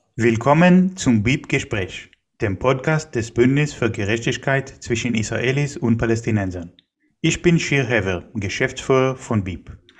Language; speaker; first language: German; non-native, fluent; Hebrew